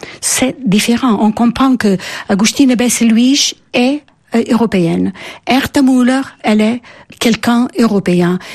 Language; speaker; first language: French; non-native, fluent; Portuguese